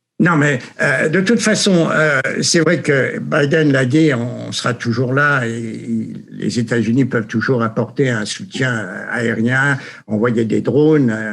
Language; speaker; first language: French; native; French